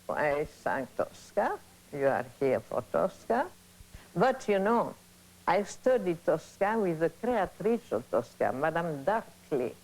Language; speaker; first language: English; non-native, learner; Italian